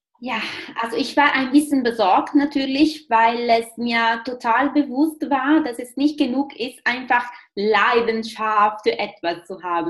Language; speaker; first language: German; non-native, fluent; Italian